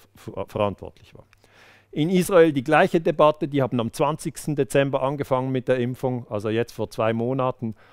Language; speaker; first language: German; native; German